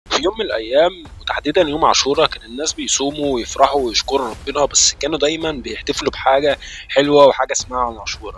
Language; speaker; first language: Arabic; native; Arabic